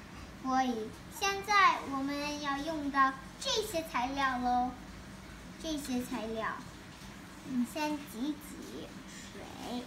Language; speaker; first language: Chinese; early bilingual, heritage; Chinese